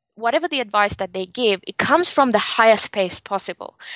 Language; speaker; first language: English; non-native, local second language; Sinhala